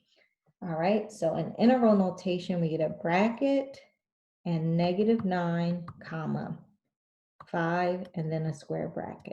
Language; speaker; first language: English; native; English